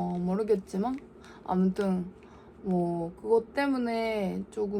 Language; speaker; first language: Korean; non-native, learner; Japanese